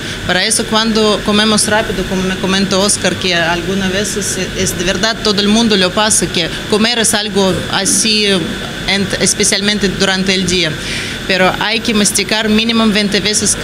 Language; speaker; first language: Spanish; non-native, learner; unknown